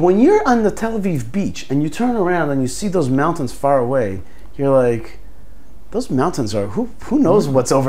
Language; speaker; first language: English; early bilingual, other home language; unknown